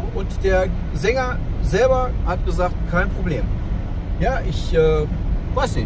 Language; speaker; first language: German; native; German